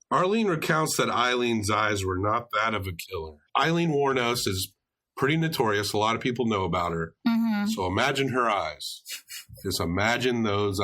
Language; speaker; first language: English; native; English